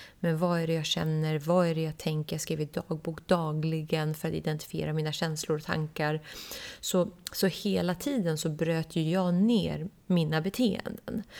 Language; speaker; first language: Swedish; early bilingual, other home language; Persian